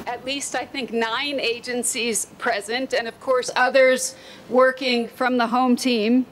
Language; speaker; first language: English; native; English